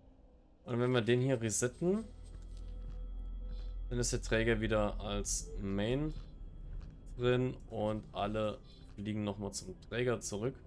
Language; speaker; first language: German; native; German